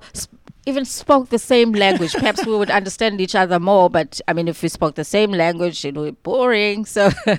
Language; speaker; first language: English; non-native, local second language; Xhosa